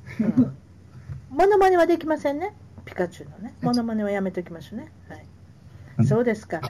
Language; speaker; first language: Japanese; native; Japanese